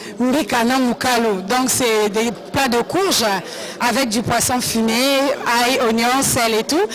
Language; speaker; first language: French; non-native, local second language; Lingala